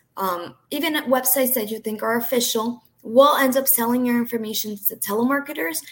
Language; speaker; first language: English; early bilingual, other home language; Portuguese